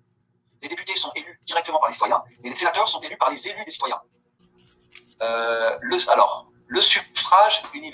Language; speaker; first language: French; native; French